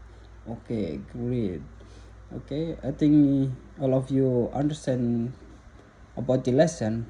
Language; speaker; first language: English; non-native, learner; Indonesian